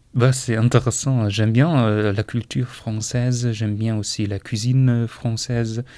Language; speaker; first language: French; non-native, fluent; German